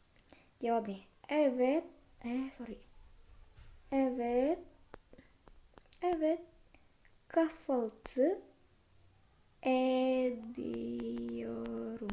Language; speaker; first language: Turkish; non-native, fluent; Indonesian